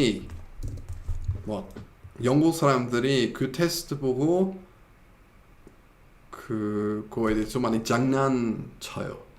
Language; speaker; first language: Korean; non-native, fluent; English